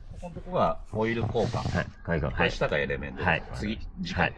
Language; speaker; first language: Japanese; native; Japanese